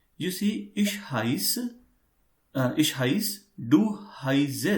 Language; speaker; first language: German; non-native, fluent; Hindi